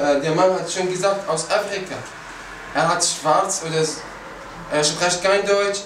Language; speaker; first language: German; non-native, learner; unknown